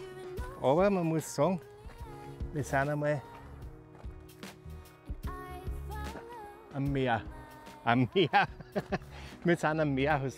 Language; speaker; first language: German; native; German